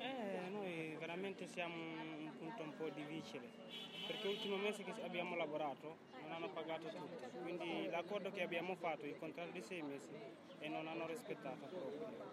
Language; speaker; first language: Italian; non-native, learner; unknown